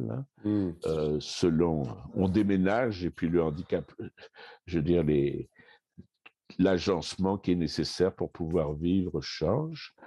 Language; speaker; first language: French; native; French